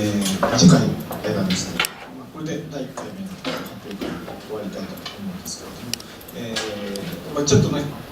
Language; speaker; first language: Japanese; native; Japanese